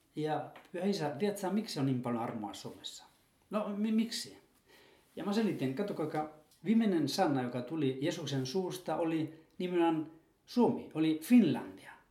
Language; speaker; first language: Finnish; non-native, fluent; Spanish